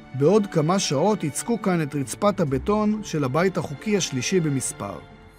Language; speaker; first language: Hebrew; native; Hebrew